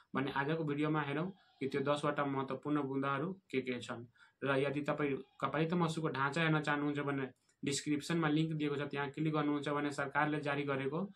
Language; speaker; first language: Nepali; non-native, local second language; Bhojpuri